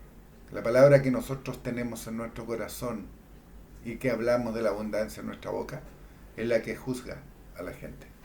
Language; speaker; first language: Spanish; native; Spanish